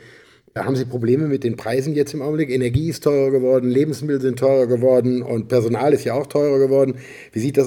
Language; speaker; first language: German; native; German